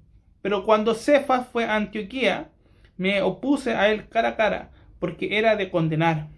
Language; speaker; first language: Spanish; native; Spanish